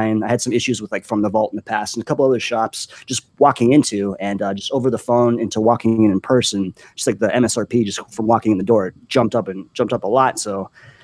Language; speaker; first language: English; native; English